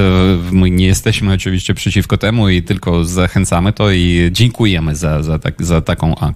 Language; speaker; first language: Polish; non-native, fluent; Ukrainian